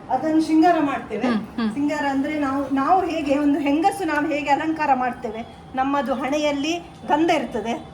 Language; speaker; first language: Kannada; non-native, local second language; Konkani